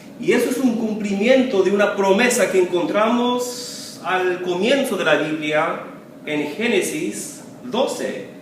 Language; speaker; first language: Spanish; early bilingual, other home language; English